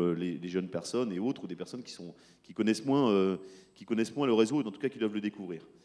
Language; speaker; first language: French; native; French